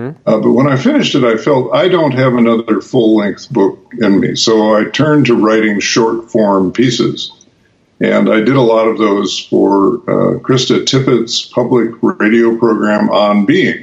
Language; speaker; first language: English; native; English